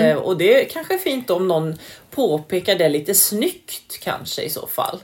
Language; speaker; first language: Swedish; native; Swedish